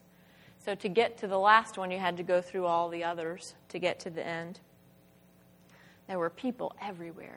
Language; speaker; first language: English; native; English